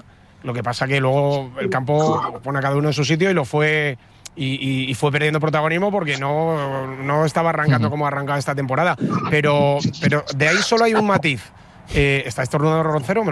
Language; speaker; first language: Spanish; native; Spanish